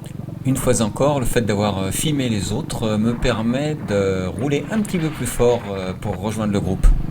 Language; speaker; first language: French; native; French